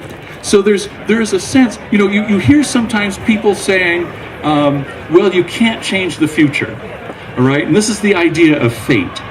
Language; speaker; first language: English; native; English